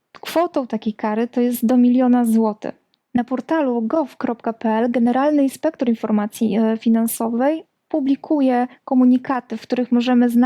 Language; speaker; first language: Polish; native; Polish